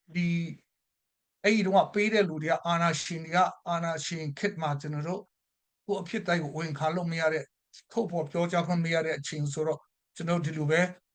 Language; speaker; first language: Burmese; non-native, local second language; Tedim Chin